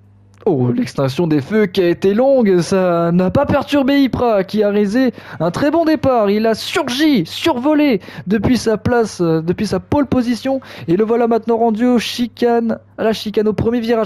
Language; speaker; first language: French; native; French